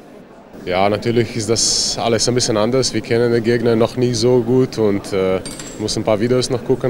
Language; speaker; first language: German; non-native, fluent; Slovenian